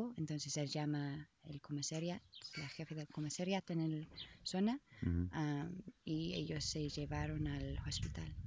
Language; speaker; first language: Spanish; non-native, learner; English